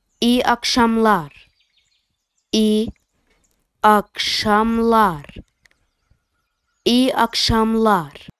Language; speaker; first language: Turkish; non-native, fluent; Arabic